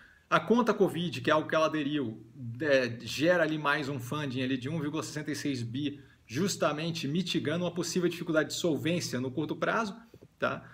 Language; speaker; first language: Portuguese; native; Portuguese